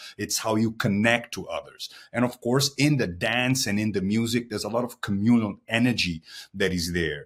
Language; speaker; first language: English; non-native, fluent; Portuguese